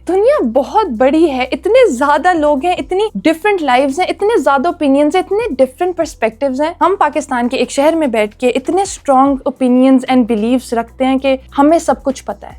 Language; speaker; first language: Urdu; native; Urdu